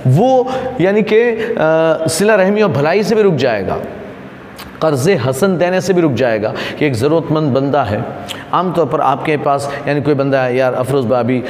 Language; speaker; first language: Urdu; non-native, local second language; Gujarati